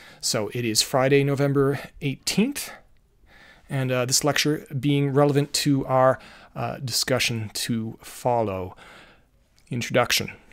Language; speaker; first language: English; native; English